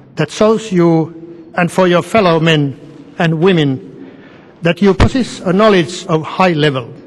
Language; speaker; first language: English; non-native, fluent; Finnish